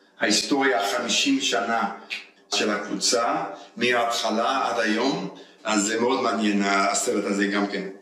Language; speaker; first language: Hebrew; early bilingual, heritage; Hebrew